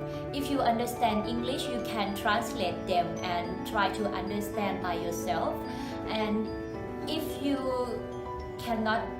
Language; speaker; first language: English; non-native, fluent; Thai